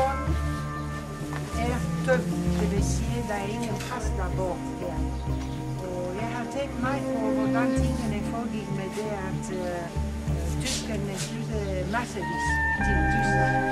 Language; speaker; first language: Danish; non-native, fluent; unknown